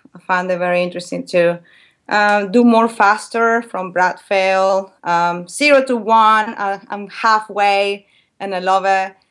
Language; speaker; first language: English; non-native, fluent; Spanish